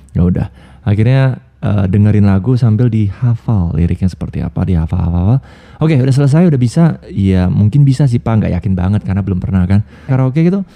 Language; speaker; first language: Indonesian; native; Indonesian